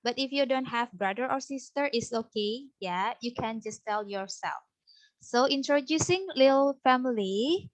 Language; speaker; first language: English; non-native, fluent; Indonesian